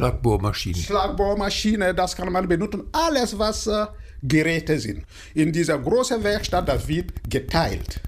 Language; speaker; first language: German; non-native, fluent; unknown